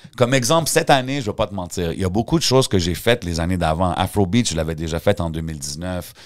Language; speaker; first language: French; early bilingual, heritage; French